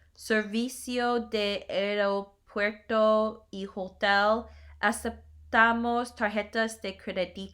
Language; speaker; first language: Spanish; non-native, learner; English